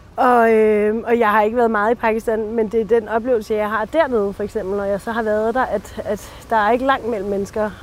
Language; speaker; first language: Danish; early bilingual, other home language; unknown